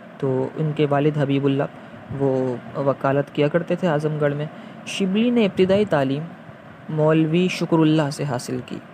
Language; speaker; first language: Urdu; native; Urdu